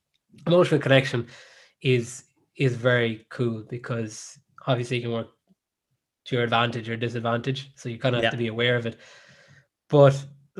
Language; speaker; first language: English; native; English